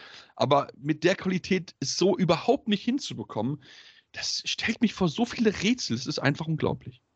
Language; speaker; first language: German; native; German